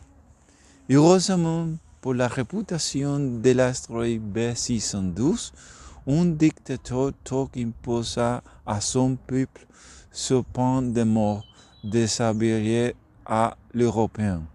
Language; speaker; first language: French; non-native, learner; Spanish